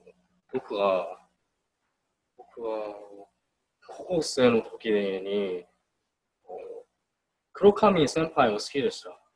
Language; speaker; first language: Japanese; non-native, learner; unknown